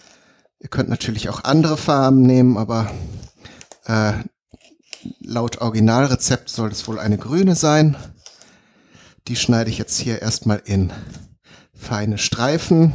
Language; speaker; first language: German; native; German